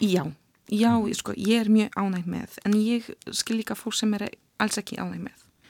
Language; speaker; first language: Icelandic; non-native, learner; Polish